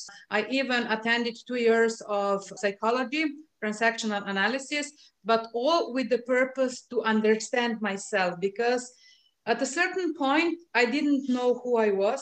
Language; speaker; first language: English; non-native, fluent; Slovenian